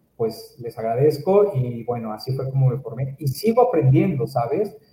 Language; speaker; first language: Spanish; native; Spanish